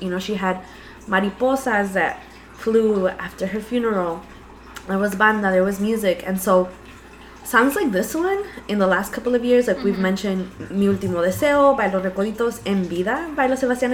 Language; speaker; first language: English; early bilingual, other home language; Spanish